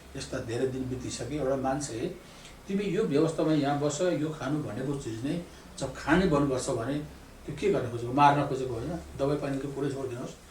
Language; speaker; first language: Nepali; native; Nepali